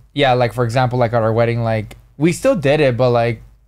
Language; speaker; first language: English; early bilingual, other home language; Spanish